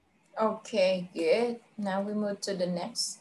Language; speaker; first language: English; non-native, fluent; Vietnamese